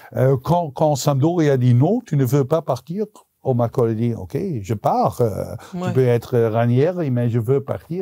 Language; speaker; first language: French; non-native, local second language; Dutch